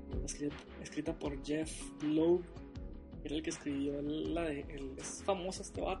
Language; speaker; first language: Spanish; native; Spanish